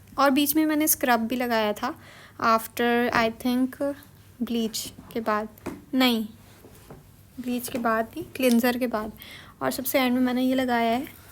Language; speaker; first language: Urdu; native; Urdu